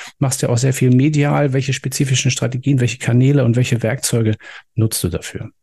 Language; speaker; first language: German; native; German